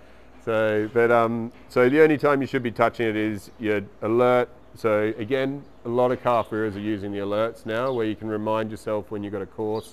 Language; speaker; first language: English; native; English